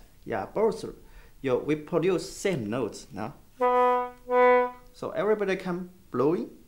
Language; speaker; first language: English; non-native, learner; Chinese